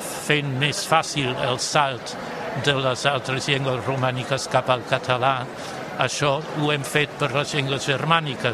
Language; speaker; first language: Catalan; non-native, fluent; German